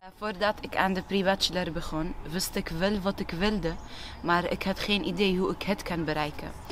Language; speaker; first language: Dutch; non-native, fluent; Arabic